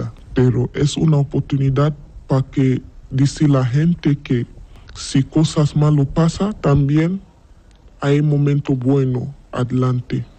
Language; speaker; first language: Spanish; non-native, learner; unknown